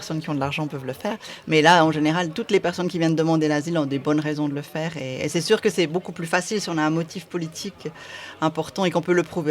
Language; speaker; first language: French; native; French